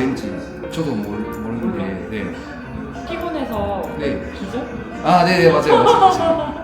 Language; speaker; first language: Korean; non-native, learner; Japanese